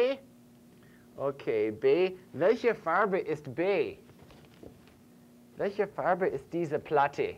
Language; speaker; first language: German; non-native, fluent; English